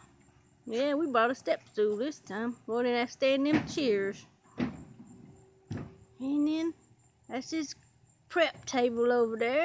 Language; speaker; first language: English; native; English